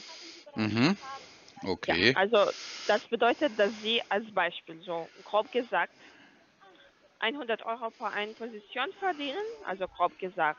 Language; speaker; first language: German; non-native, learner; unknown